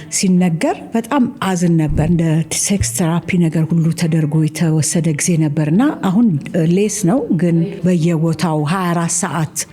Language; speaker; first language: Amharic; native; Amharic